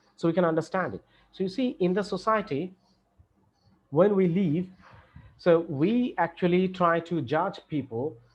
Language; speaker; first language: English; non-native, local second language; Bangla